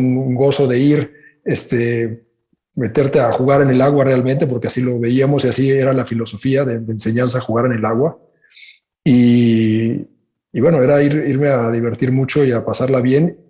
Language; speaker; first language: Spanish; native; Spanish